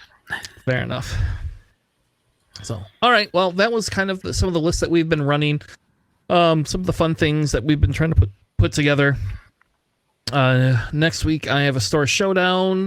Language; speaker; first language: English; native; English